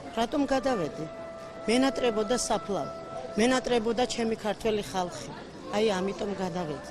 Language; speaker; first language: Georgian; native; Georgian